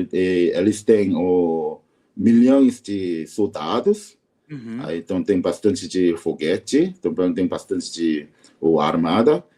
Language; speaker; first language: Portuguese; non-native, learner; Korean